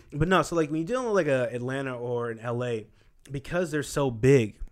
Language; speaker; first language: English; native; English